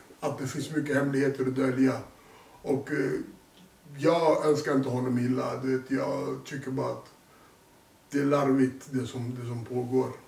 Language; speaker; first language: Swedish; early bilingual, other home language; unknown